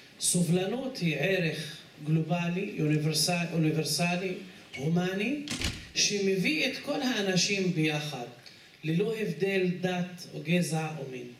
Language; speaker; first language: Hebrew; non-native, local second language; Arabic